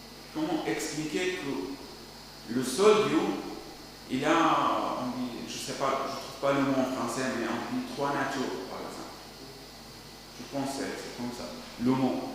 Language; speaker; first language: French; non-native, learner; Arabic